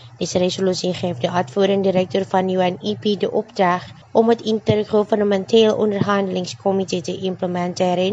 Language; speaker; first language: Dutch; non-native, fluent; Indonesian